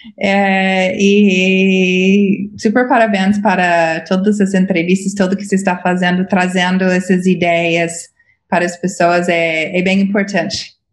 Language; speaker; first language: Portuguese; non-native, fluent; English